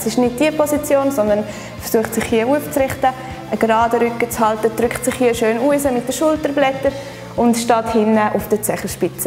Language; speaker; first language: German; native; German